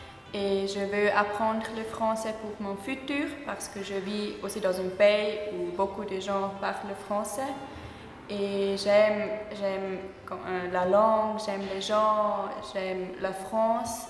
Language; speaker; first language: French; non-native, learner; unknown